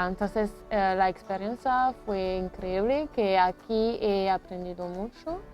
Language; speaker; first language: Spanish; non-native, fluent; French